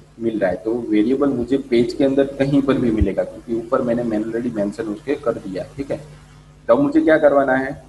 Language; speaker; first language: Hindi; non-native, local second language; Gujarati